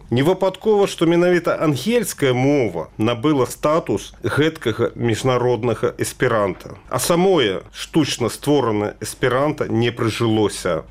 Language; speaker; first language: Belarusian; native; Belarusian